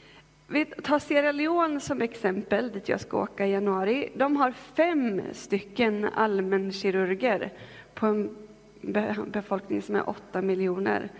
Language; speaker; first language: Swedish; native; Swedish